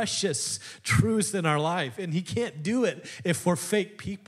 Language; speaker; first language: English; native; English